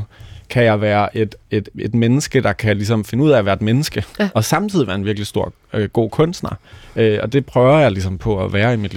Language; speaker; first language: Danish; native; Danish